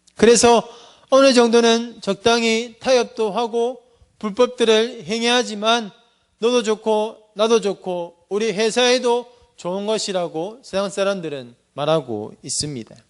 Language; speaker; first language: Korean; native; Korean